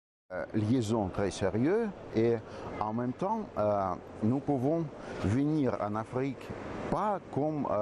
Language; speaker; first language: French; non-native, fluent; Russian